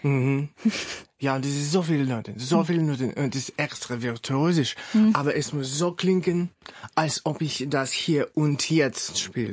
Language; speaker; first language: German; non-native, fluent; Russian